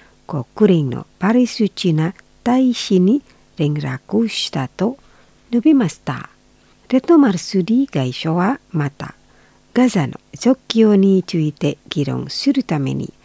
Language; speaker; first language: Japanese; non-native, fluent; Indonesian